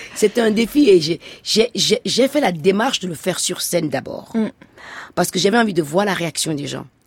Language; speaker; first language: French; non-native, local second language; Fon